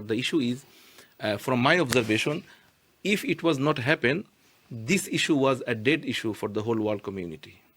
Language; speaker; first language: English; non-native, local second language; Bangla